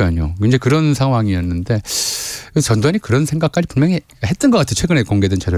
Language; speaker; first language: Korean; native; Korean